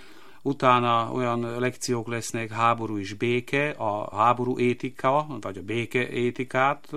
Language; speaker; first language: Hungarian; non-native, local second language; Slovak